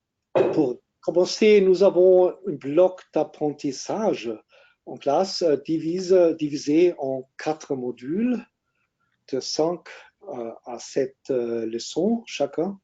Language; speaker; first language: French; non-native, learner; German